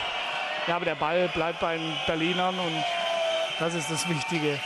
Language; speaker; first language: German; native; German